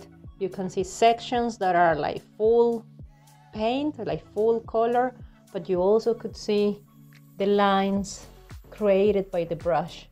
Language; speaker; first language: English; non-native, fluent; Spanish